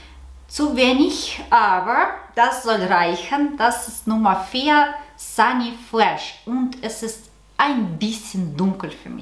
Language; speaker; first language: German; non-native, learner; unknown